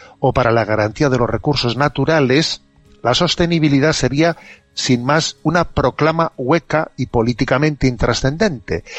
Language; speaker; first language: Spanish; native; Spanish